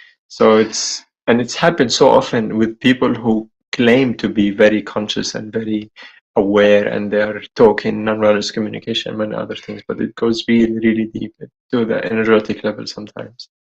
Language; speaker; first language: English; non-native, fluent; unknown